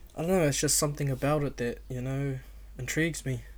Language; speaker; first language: English; native; English